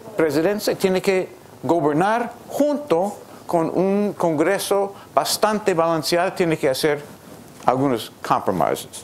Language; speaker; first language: Spanish; non-native, fluent; English